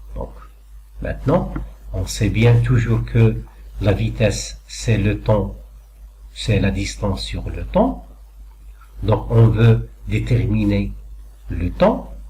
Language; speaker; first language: French; non-native, local second language; Arabic